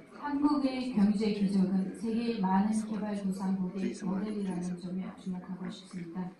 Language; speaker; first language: Korean; non-native, fluent; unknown